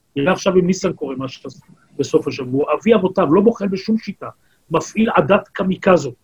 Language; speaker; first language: Hebrew; native; Hebrew